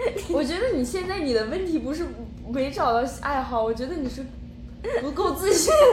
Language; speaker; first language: Chinese; native; Chinese